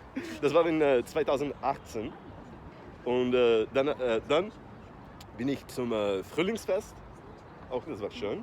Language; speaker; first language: German; non-native, fluent; Portuguese